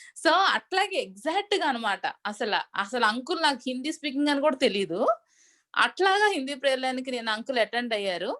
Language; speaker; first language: Telugu; native; Telugu